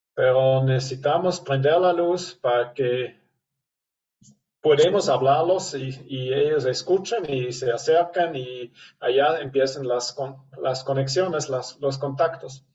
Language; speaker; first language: Spanish; non-native, fluent; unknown